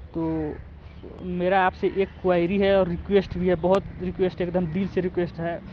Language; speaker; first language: Hindi; non-native, local second language; Nepali